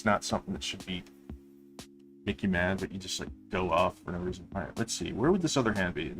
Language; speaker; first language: English; native; English